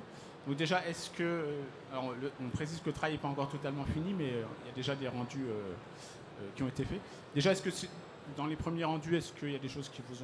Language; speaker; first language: French; native; French